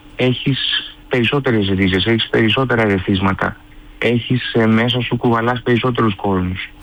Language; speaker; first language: Greek; early bilingual, heritage; Greek